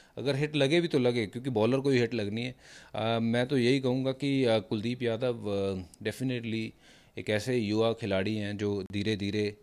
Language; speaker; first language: Hindi; non-native, local second language; Punjabi